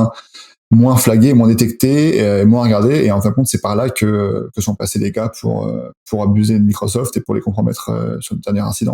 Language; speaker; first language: French; native; French